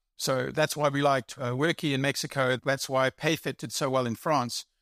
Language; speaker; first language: English; native; English